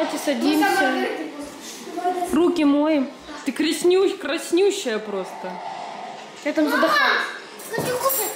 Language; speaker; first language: Russian; native; Russian